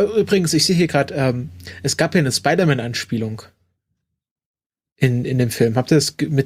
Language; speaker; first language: German; native; German